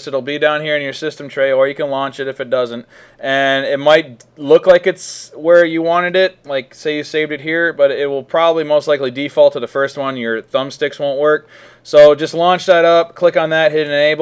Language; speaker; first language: English; native; English